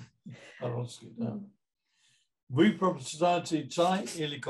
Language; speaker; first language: Russian; non-native, fluent; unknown